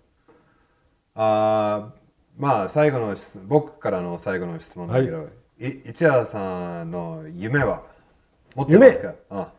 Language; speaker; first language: Japanese; non-native, fluent; English